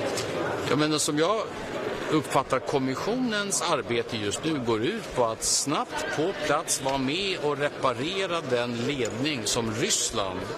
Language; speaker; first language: Swedish; native; Swedish